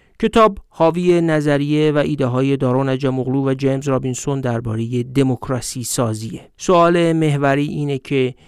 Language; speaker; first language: Persian; native; Persian